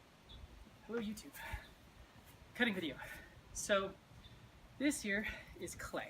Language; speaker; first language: English; native; English